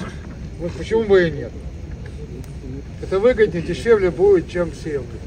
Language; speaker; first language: Russian; native; Russian